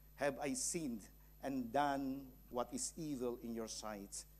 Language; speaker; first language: English; non-native, local second language; Filipino